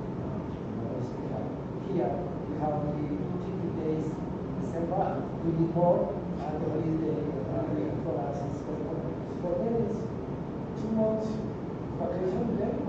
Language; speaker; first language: English; non-native, learner; Spanish